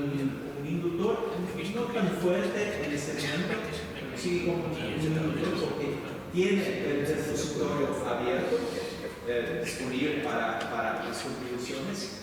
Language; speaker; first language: Spanish; non-native, fluent; Portuguese